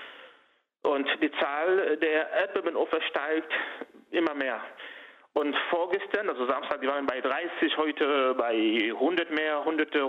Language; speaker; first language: German; non-native, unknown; Haitian Creole